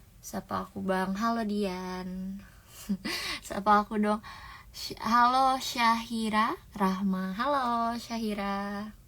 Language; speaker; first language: Indonesian; native; Indonesian